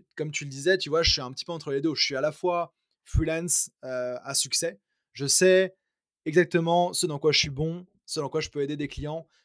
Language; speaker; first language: French; native; French